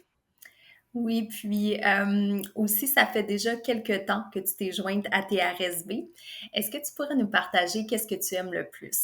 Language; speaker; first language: French; native; French